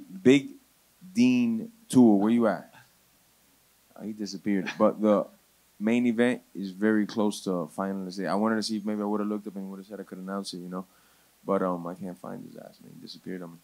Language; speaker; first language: English; early bilingual, other home language; Spanish